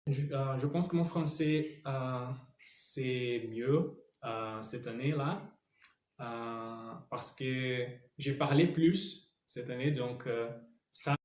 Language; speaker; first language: French; non-native, learner; Portuguese